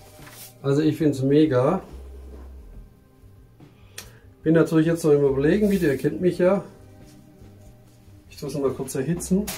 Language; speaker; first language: German; native; German